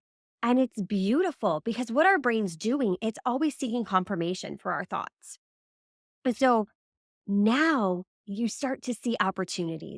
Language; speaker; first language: English; native; English